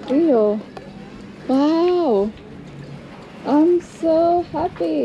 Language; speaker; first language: English; non-native, learner; Indonesian